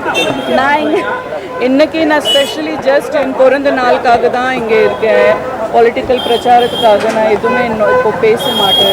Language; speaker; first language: Tamil; non-native, local second language; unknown